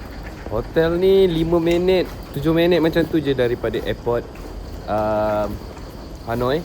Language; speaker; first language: Malay; native; Malay